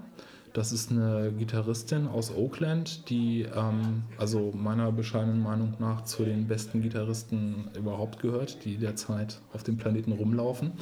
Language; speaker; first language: German; native; German